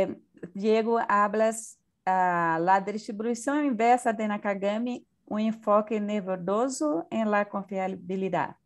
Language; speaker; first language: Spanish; non-native, learner; Portuguese